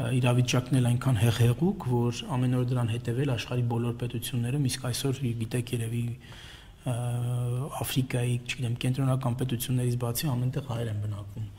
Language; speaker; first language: Armenian; native; Armenian